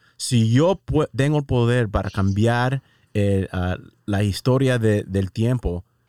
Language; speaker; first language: Spanish; early bilingual, heritage; Spanish